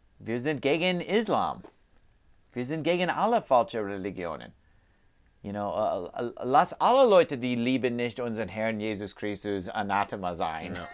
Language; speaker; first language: German; non-native, learner; English